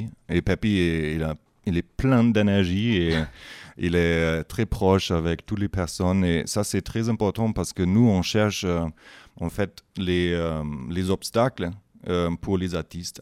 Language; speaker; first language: French; non-native, fluent; German